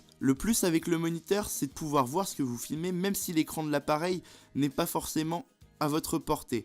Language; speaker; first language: French; native; French